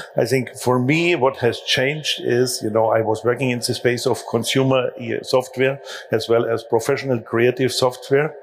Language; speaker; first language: English; non-native, fluent; German